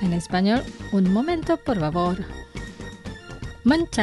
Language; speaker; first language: Spanish; non-native, fluent; Indonesian